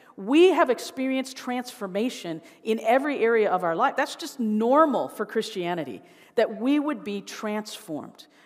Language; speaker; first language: English; native; English